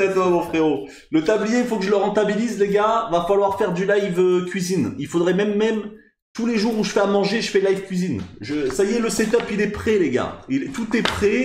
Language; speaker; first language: French; native; French